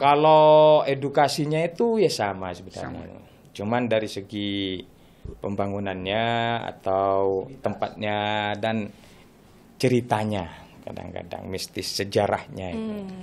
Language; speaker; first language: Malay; non-native, local second language; Madurese